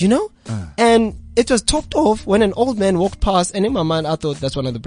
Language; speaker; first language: English; non-native, local second language; Zulu